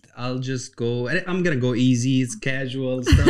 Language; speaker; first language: English; non-native, fluent; Arabic